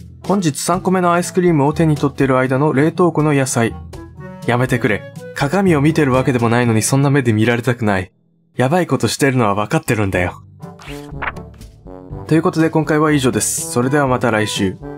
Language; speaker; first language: Japanese; native; Japanese